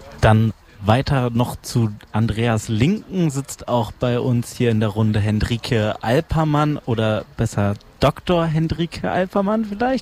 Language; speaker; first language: German; native; German